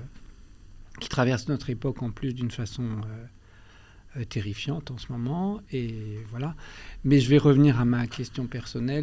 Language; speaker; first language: French; early bilingual, other home language; Albanian